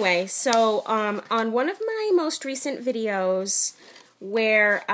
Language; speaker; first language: English; native; English